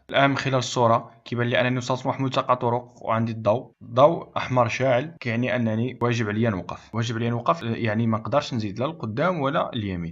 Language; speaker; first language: Arabic; native; Arabic